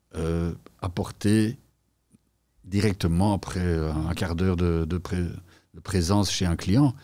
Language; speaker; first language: French; native; French